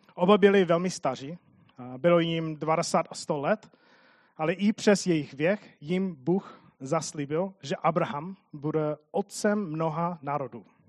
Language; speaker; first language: Czech; non-native, fluent; English